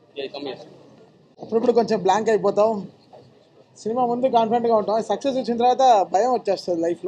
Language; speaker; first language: Telugu; native; Telugu